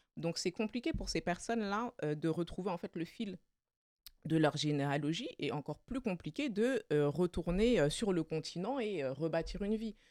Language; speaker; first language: French; early bilingual, other home language; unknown